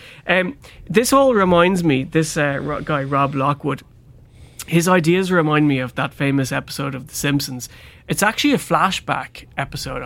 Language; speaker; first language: English; native; English